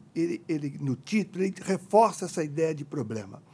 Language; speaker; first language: Portuguese; native; Portuguese